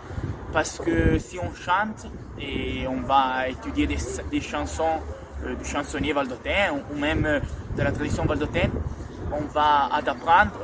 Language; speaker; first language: French; non-native, local second language; Italian